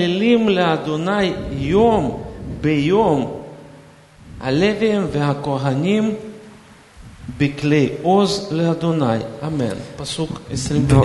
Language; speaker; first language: Hebrew; non-native, fluent; Russian